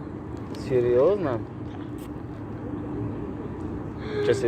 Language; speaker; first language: Russian; non-native, local second language; Tajik